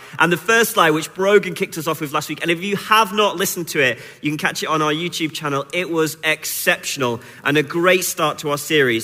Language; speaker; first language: English; native; English